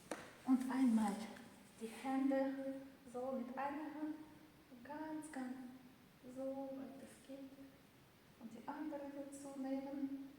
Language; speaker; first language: German; non-native, fluent; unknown